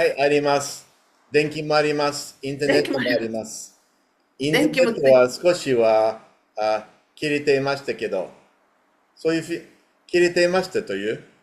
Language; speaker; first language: Japanese; non-native, fluent; English